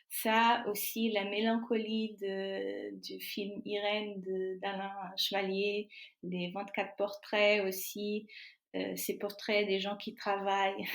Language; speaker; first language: French; non-native, fluent; Portuguese